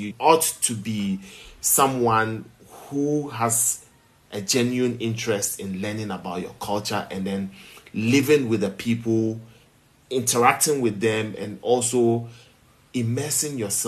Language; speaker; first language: English; non-native, local second language; Ewe